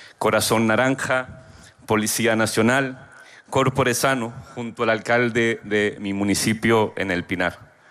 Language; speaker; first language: Spanish; native; Spanish